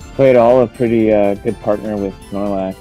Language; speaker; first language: English; native; English